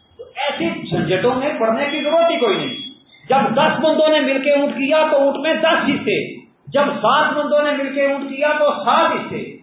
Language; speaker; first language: Urdu; non-native, local second language; Punjabi